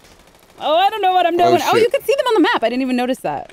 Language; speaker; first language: English; native; English